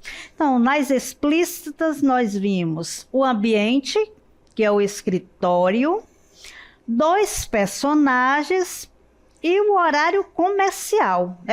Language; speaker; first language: Portuguese; native; Portuguese